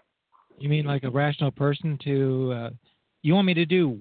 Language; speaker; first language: English; native; English